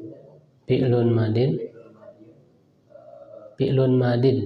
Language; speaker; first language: Arabic; non-native, fluent; Indonesian